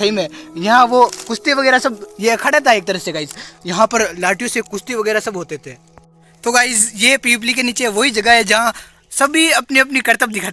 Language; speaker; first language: Hindi; non-native, local second language; Rajasthani